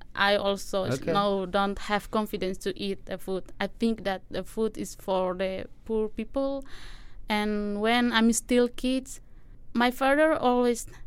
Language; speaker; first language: English; non-native, learner; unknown